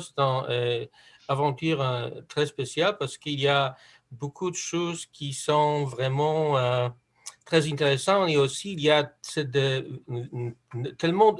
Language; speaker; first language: French; non-native, fluent; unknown